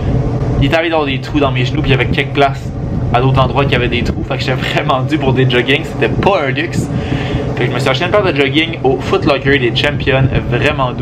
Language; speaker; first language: French; native; French